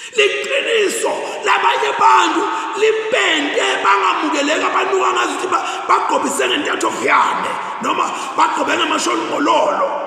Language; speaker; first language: Zulu; non-native, local second language; Swati